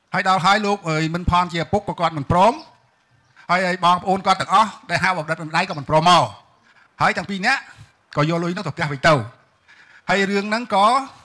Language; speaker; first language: Khmer; native; Khmer